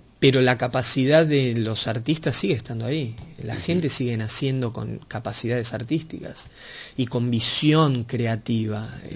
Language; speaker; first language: Spanish; native; Spanish